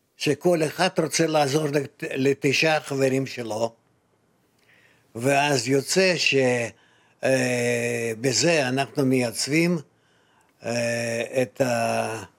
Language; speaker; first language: Hebrew; non-native, fluent; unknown